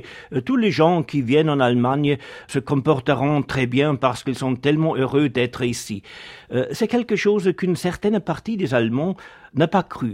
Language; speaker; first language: French; non-native, fluent; German